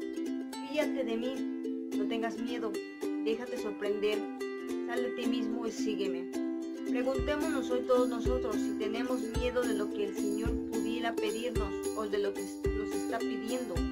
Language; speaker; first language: Spanish; native; Spanish